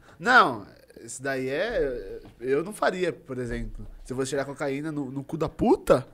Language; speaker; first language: Portuguese; native; Portuguese